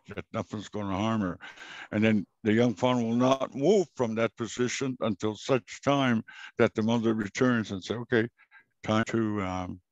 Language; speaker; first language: English; non-native, fluent; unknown